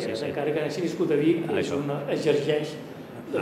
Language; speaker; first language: Catalan; native; Catalan